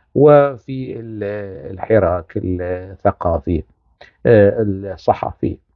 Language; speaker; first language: Arabic; non-native, local second language; Kurdish